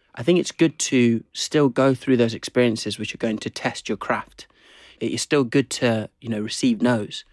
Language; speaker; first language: English; native; English